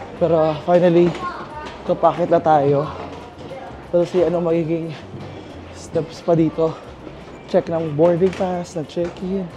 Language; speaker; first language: Filipino; native; Filipino